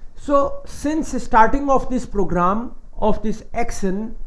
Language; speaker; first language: English; non-native, local second language; Hindi